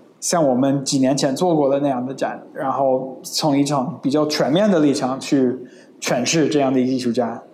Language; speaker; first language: Chinese; non-native, fluent; English